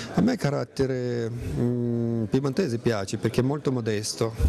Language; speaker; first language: Italian; non-native, fluent; Russian